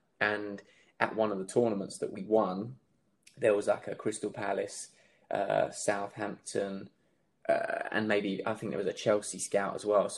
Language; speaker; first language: English; native; English